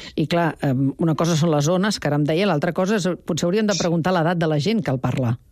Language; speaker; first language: Catalan; native; Catalan